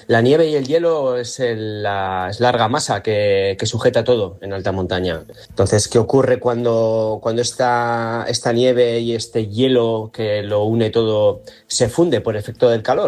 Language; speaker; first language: Spanish; native; Spanish